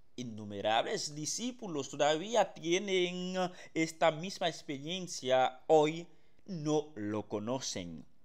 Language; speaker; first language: Spanish; non-native, fluent; Haitian Creole